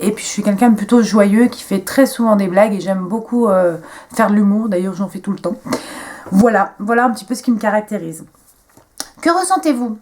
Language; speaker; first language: French; native; French